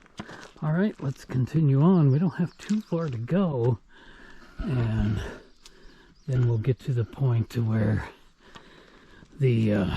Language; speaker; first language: English; native; English